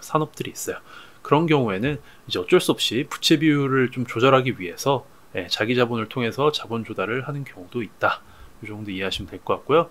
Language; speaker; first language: Korean; native; Korean